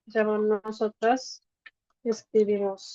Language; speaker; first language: Spanish; non-native, fluent; Bangla